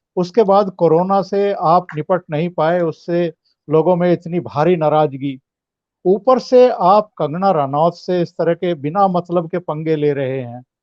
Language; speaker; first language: Hindi; native; Hindi